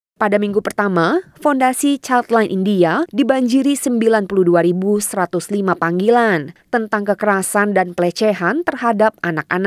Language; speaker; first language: Indonesian; native; Indonesian